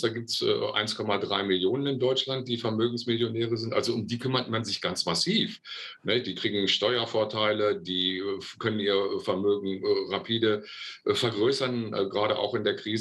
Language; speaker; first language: German; native; German